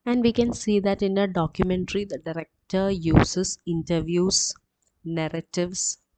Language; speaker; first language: English; non-native, local second language; Malayalam